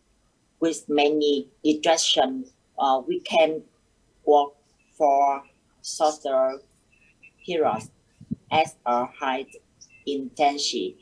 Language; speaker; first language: English; non-native, learner; Vietnamese